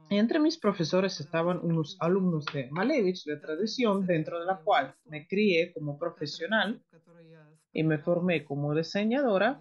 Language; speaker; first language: Spanish; non-native, fluent; Russian